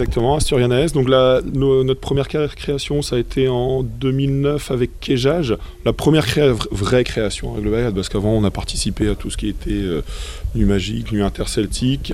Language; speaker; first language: French; native; French